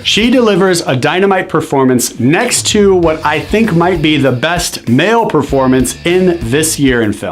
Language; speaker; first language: English; native; English